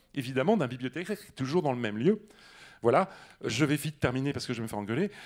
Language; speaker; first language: French; native; French